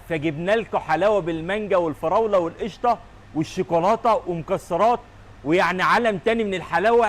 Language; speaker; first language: Arabic; native; Arabic